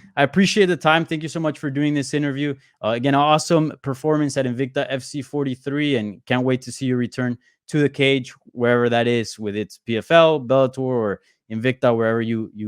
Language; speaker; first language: English; native; English